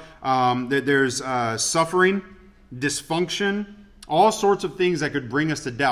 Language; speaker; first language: English; native; English